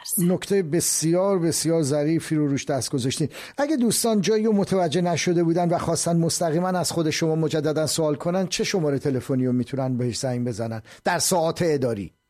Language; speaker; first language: Persian; native; Persian